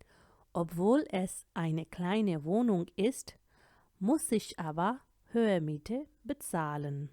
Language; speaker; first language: German; non-native, fluent; Urdu